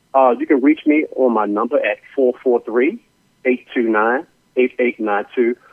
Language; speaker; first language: English; native; English